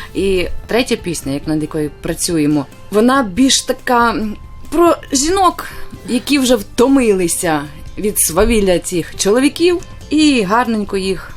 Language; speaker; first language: Ukrainian; native; Ukrainian